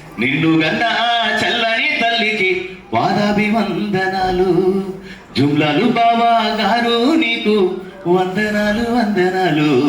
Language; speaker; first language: Telugu; non-native, local second language; Lambadi